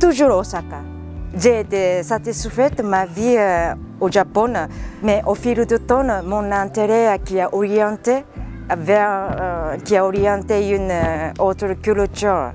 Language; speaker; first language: French; non-native, learner; Japanese